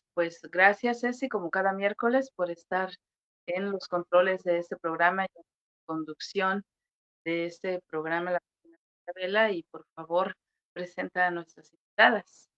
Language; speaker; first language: Spanish; native; Spanish